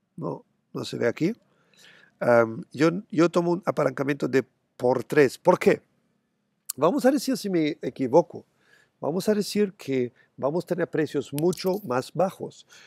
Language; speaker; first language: Spanish; non-native, fluent; German